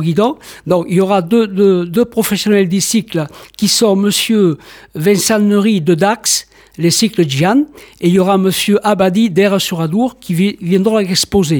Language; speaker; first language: French; native; French